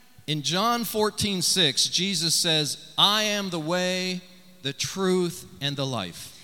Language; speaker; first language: English; native; English